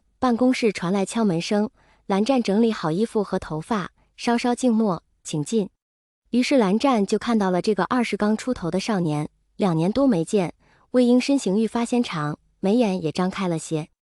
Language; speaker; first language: Chinese; native; Chinese